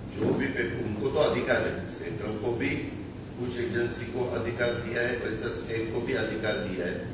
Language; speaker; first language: Hindi; non-native, local second language; Marathi